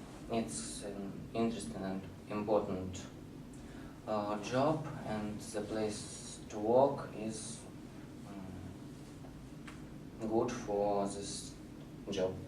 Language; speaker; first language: English; non-native, learner; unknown